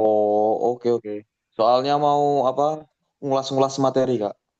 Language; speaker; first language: Indonesian; native; Indonesian